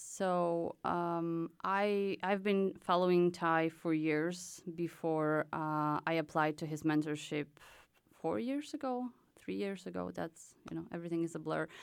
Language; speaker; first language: English; non-native, fluent; Polish